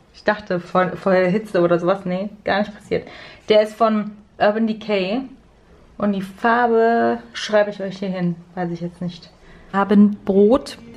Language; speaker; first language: German; native; German